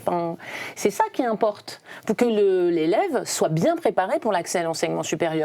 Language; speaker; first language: French; native; French